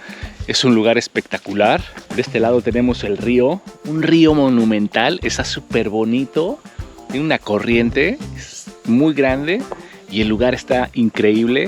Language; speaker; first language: Spanish; native; Spanish